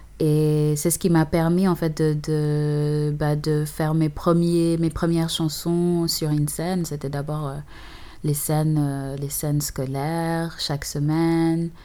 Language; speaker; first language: French; early bilingual, other home language; English